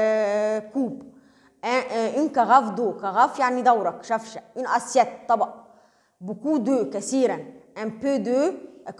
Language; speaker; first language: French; non-native, local second language; Arabic